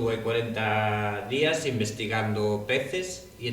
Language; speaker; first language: Spanish; native; Spanish